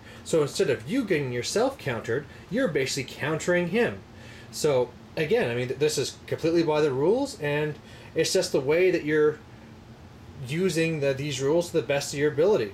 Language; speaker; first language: English; native; English